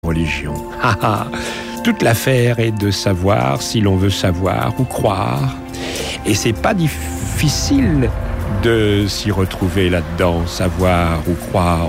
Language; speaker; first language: French; native; French